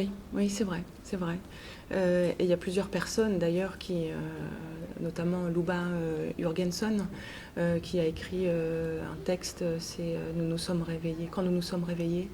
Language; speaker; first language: French; native; French